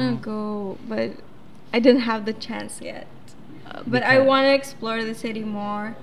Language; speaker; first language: English; non-native, fluent; Arabic